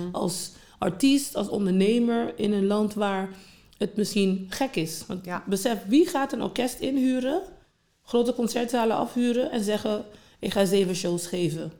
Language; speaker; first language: Dutch; non-native, local second language; English